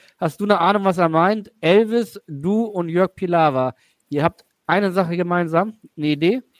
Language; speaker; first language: German; native; German